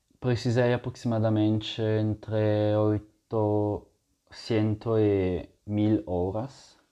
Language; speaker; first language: Portuguese; non-native, fluent; Italian